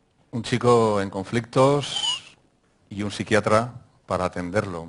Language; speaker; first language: Spanish; native; Spanish